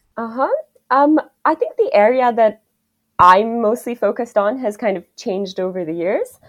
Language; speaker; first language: English; non-native, local second language; Hindi